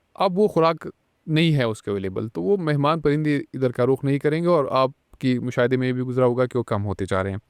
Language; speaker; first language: Urdu; non-native, local second language; Pashto